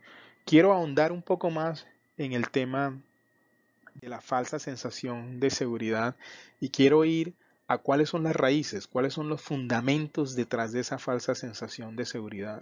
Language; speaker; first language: Spanish; native; Spanish